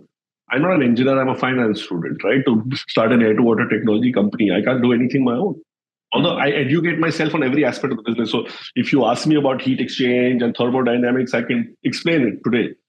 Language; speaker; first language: English; non-native, local second language; Hindi